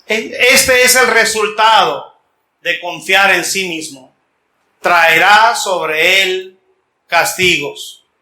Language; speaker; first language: Spanish; native; Spanish